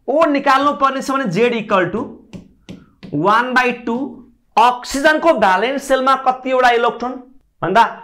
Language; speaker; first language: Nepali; native; Nepali